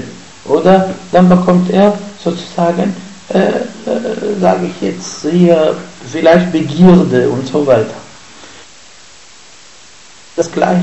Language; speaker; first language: German; non-native, fluent; Arabic